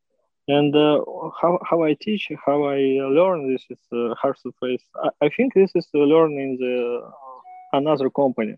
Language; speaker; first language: English; non-native, learner; Russian